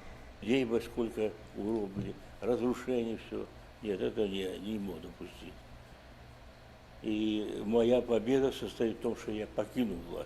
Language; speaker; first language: Russian; native; Russian